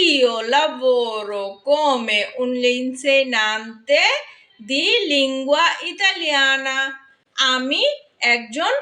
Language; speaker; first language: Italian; non-native, fluent; Bangla